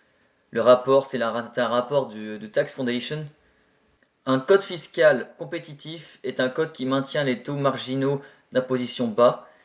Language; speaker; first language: French; native; French